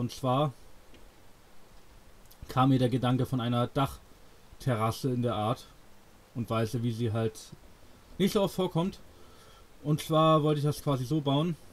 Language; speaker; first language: German; native; German